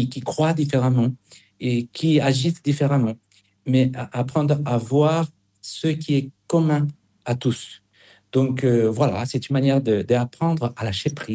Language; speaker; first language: French; non-native, fluent; Spanish